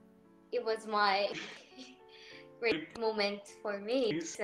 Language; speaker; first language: English; non-native, learner; Japanese